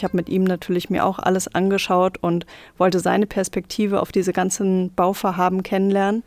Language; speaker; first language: German; native; German